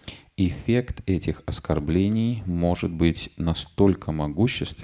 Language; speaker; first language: Russian; native; Russian